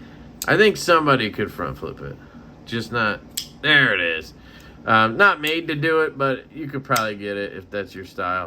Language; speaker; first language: English; native; English